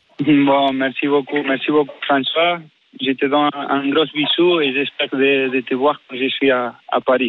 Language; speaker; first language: French; non-native, fluent; Spanish